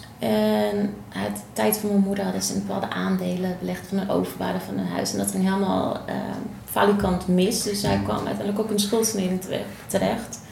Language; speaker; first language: Dutch; native; Dutch